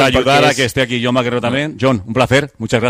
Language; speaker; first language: Spanish; native; Spanish